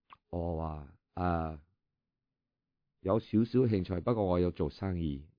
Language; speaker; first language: Cantonese; early bilingual, heritage; Cantonese